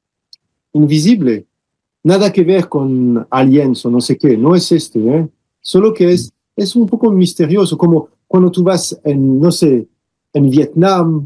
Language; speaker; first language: Spanish; non-native, fluent; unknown